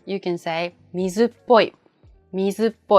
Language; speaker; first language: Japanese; native; Japanese